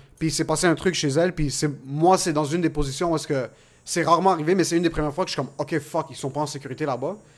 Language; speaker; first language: French; early bilingual, other home language; Arabic